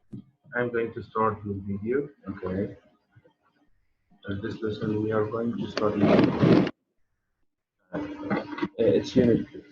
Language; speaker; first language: English; non-native, fluent; Arabic